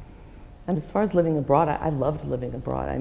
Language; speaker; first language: English; native; English